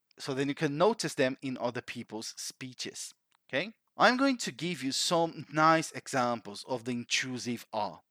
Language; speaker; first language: English; non-native, fluent; Portuguese